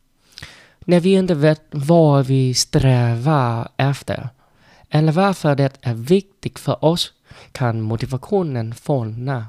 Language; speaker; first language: Swedish; non-native, learner; Vietnamese